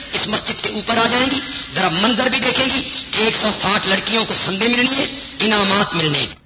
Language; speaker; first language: Urdu; non-native, local second language; Punjabi